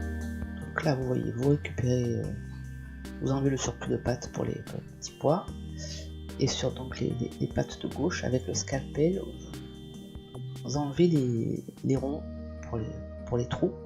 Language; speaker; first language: French; native; French